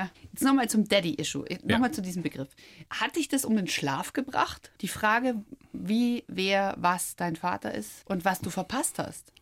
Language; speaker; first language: German; native; German